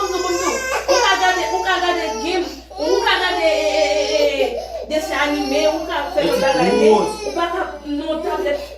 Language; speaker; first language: Portuguese; non-native, learner; Haitian Creole